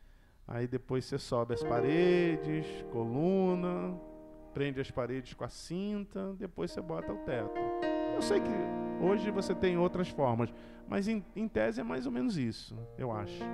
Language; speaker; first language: Portuguese; native; Portuguese